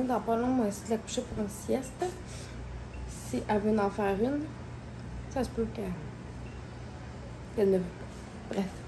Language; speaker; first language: French; native; French